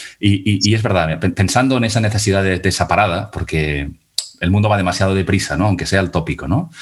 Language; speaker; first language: Spanish; non-native, local second language; Catalan